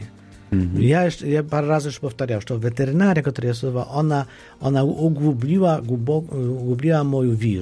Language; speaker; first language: Polish; non-native, fluent; Ukrainian